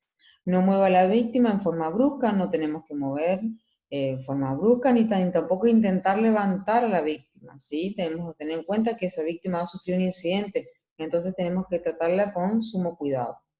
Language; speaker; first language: Spanish; native; Spanish